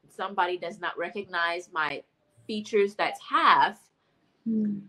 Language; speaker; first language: English; non-native, fluent; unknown